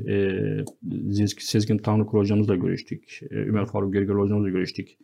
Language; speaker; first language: Turkish; non-native, fluent; Arabic